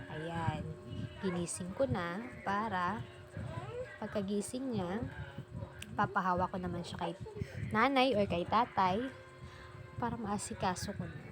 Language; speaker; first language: Filipino; non-native, local second language; Cebuano